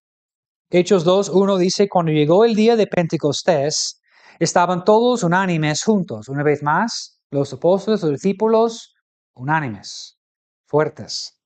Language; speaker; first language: Spanish; non-native, fluent; English